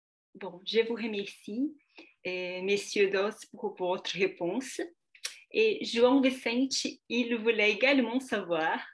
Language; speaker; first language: French; non-native, fluent; Portuguese